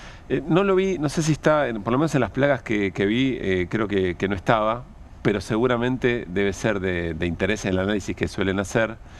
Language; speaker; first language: Spanish; native; Spanish